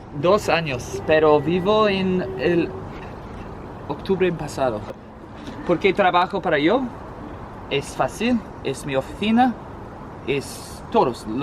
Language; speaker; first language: Spanish; non-native, learner; English